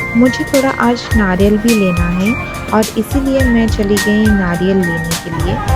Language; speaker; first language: Hindi; non-native, local second language; Bangla